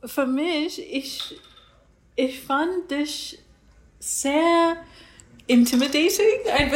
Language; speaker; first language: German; non-native, learner; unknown